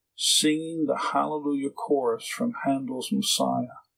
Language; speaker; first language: English; native; English